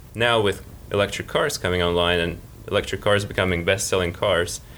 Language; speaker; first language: English; early bilingual, other home language; Russian